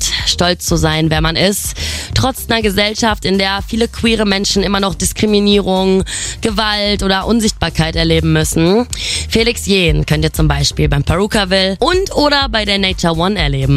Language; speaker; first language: German; native; German